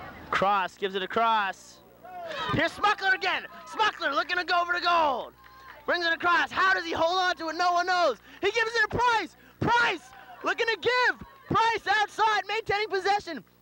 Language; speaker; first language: English; native; English